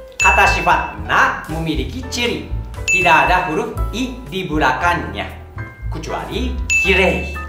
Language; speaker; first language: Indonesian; non-native, fluent; Japanese